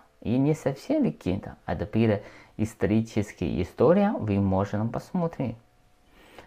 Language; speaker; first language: Russian; non-native, learner; Chinese